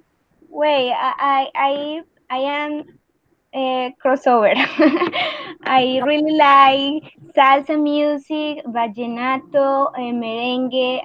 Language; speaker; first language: English; non-native, learner; Spanish